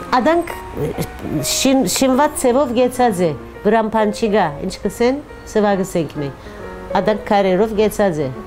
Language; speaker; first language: Armenian; native; Armenian